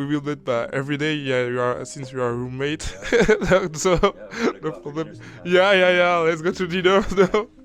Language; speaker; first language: English; non-native, learner; French